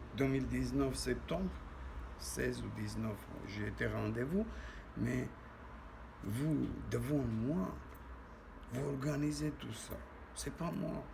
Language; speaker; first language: French; non-native, learner; Armenian